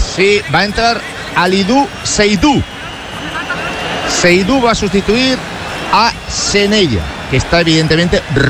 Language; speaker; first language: Spanish; native; Spanish